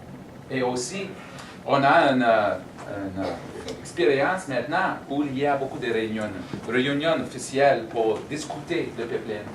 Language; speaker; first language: French; non-native, learner; English